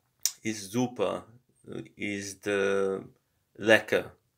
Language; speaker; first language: German; non-native, learner; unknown